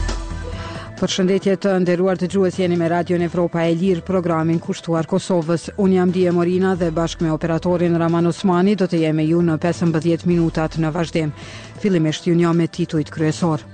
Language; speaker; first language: Albanian; native; Albanian